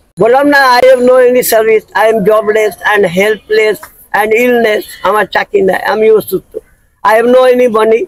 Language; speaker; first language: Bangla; non-native, local second language; Urdu